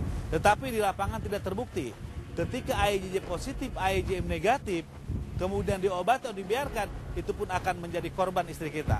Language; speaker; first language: Indonesian; native; Indonesian